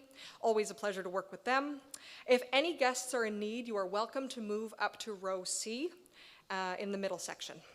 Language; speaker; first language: English; native; English